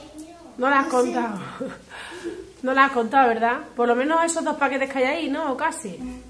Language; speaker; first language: Spanish; native; Spanish